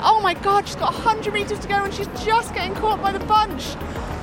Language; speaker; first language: English; native; English